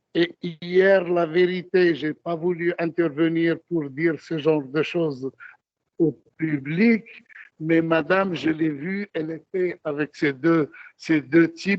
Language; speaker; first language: French; non-native, local second language; Arabic